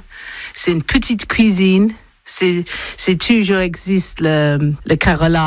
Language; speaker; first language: French; non-native, learner; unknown